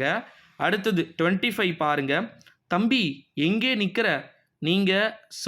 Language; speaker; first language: Tamil; native; Tamil